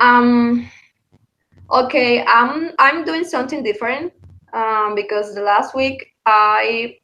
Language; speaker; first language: English; non-native, learner; Spanish